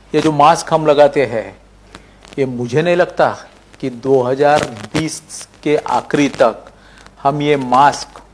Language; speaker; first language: Hindi; non-native, local second language; Marathi